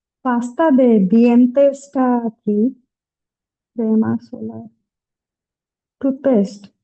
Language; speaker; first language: Spanish; non-native, learner; Bangla